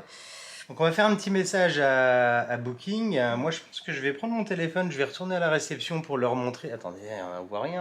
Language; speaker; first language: French; native; French